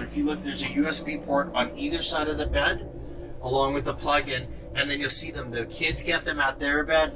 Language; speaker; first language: English; native; English